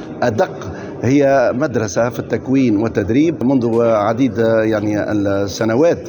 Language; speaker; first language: Arabic; native; Arabic